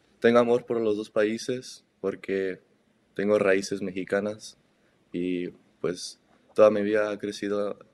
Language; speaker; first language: Spanish; early bilingual, heritage; Spanish